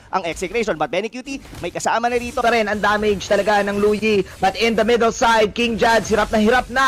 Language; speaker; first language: Filipino; native; Filipino